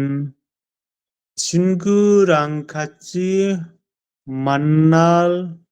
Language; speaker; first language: Korean; non-native, learner; Bangla